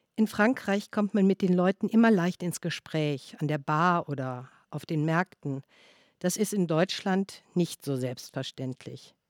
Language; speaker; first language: German; non-native, fluent; French